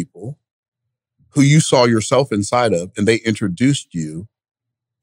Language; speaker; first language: English; native; English